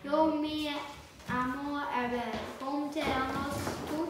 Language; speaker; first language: Spanish; non-native, learner; English